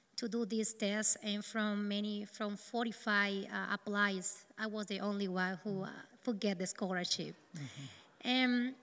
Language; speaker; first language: English; non-native, learner; Spanish